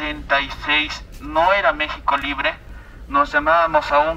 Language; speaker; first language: Spanish; native; Spanish